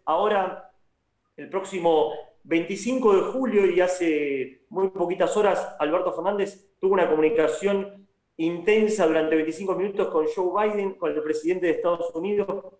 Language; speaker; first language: Spanish; native; Spanish